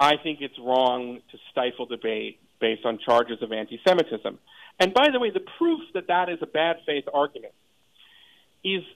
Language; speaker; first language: English; native; English